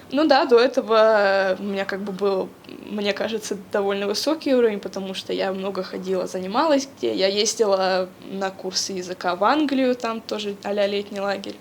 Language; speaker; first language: Russian; native; Russian